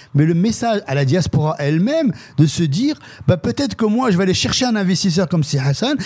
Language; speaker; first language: French; native; French